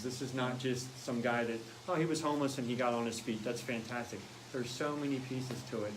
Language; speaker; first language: English; native; English